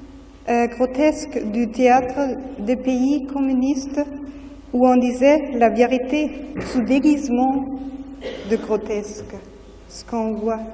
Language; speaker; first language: French; non-native, fluent; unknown